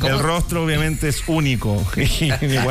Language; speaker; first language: Spanish; native; Spanish